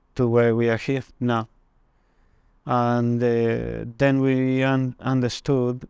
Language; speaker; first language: English; non-native, fluent; Spanish